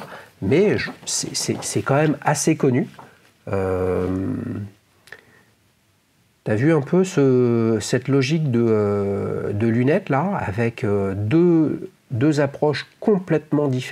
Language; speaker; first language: French; native; French